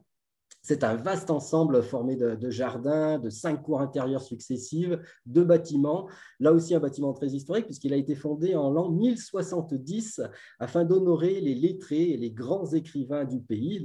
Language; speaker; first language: French; native; French